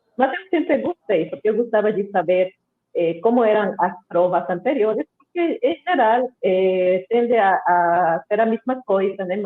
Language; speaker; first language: Portuguese; non-native, fluent; Spanish